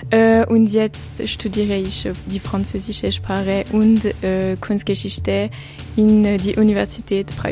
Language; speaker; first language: German; non-native, local second language; French